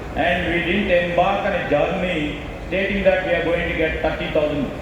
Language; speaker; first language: English; non-native, local second language; Telugu